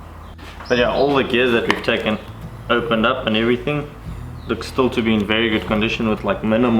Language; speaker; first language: English; native; English